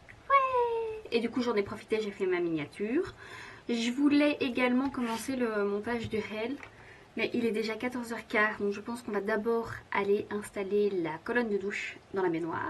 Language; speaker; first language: French; native; French